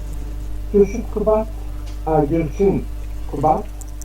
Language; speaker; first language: Turkish; native; Turkish